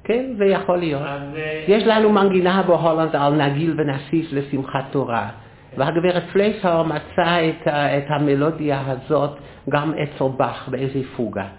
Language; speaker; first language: Hebrew; non-native, fluent; Dutch